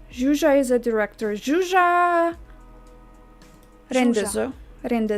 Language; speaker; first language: Hungarian; non-native, learner; English